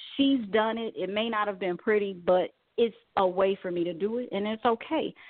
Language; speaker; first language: English; native; English